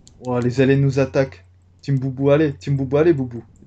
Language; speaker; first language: French; native; French